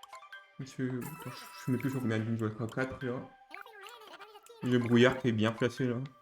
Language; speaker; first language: French; native; French